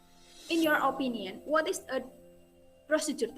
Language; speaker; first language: English; non-native, learner; Indonesian